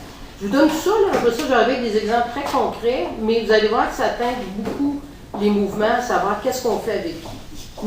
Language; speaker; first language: French; native; French